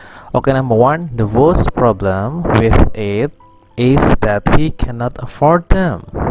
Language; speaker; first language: English; non-native, fluent; Indonesian